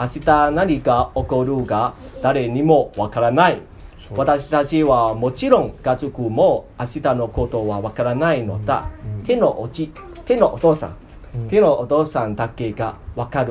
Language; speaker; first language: Japanese; non-native, learner; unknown